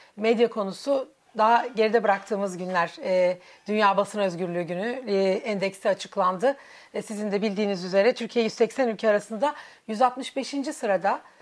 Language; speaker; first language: Turkish; native; Turkish